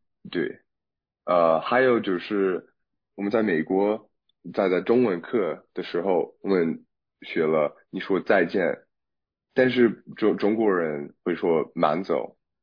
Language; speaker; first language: Chinese; non-native, fluent; English